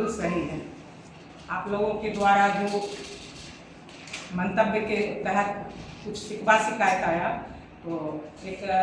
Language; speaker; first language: Hindi; native; Hindi